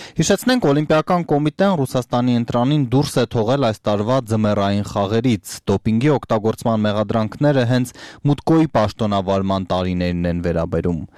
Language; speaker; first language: Armenian; native; Armenian